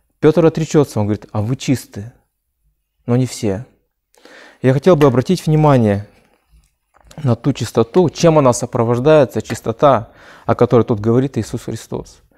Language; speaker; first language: Russian; native; Russian